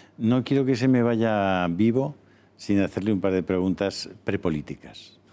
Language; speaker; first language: Spanish; native; Spanish